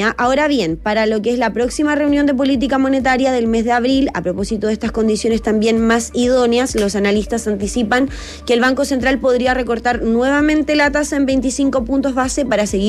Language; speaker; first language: Spanish; native; Spanish